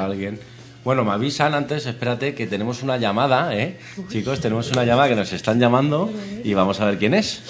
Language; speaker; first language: Spanish; native; Spanish